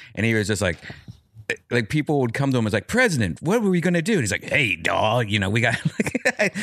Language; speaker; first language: English; native; English